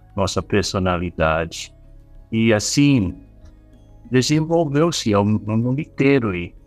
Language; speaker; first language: Portuguese; non-native, fluent; English